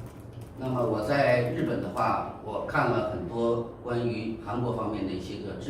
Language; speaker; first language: Chinese; native; Chinese